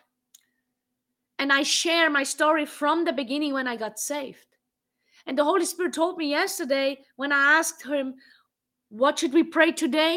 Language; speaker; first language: English; non-native, fluent; Swiss German